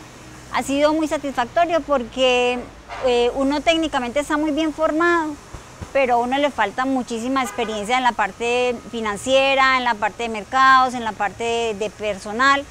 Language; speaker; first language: Spanish; native; Spanish